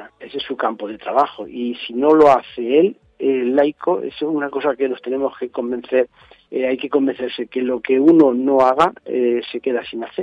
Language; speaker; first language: Spanish; native; Spanish